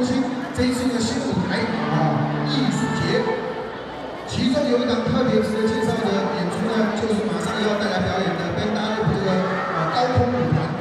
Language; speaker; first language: Chinese; native; Chinese